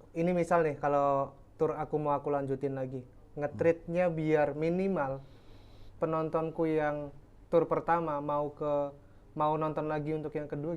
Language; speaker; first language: Indonesian; native; Indonesian